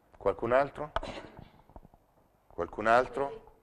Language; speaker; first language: Italian; native; Italian